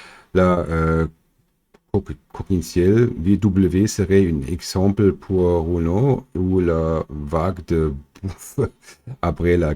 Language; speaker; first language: French; non-native, fluent; German